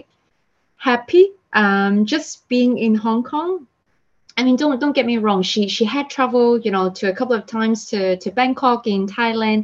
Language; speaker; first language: English; non-native, local second language; Cantonese